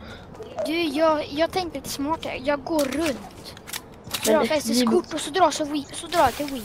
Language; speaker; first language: Swedish; native; Swedish